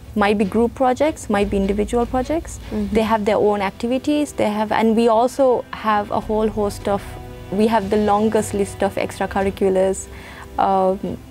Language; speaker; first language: English; native; English